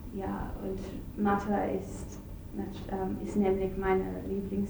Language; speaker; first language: German; non-native, learner; English